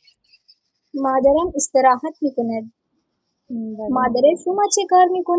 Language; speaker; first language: Persian; non-native, learner; Urdu